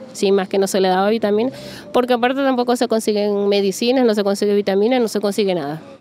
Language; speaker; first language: Spanish; native; Spanish